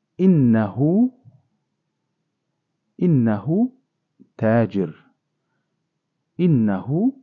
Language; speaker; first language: Arabic; non-native, fluent; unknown